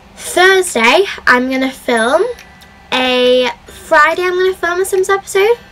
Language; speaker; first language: English; native; English